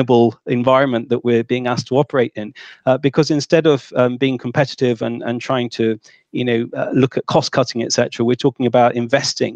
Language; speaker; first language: English; native; English